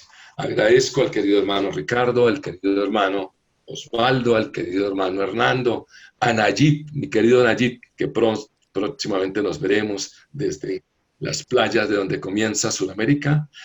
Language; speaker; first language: Spanish; native; Spanish